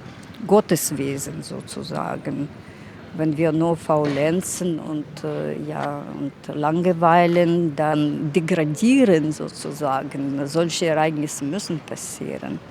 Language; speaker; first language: German; non-native, fluent; Russian